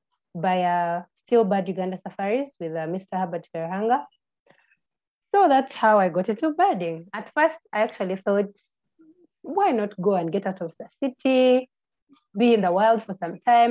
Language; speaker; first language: English; non-native, local second language; Ganda